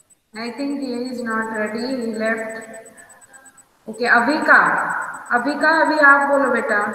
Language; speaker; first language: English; non-native, local second language; Hindi